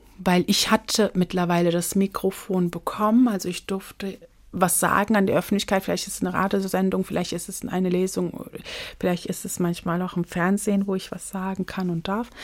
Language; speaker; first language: German; early bilingual, other home language; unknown